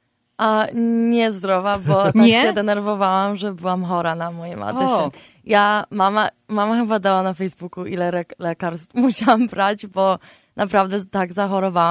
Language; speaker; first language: Polish; early bilingual, heritage; Polish